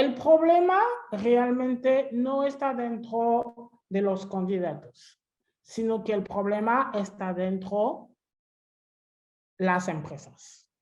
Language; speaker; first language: Spanish; non-native, fluent; French